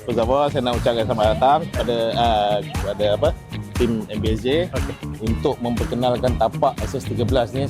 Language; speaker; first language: Malay; native; Malay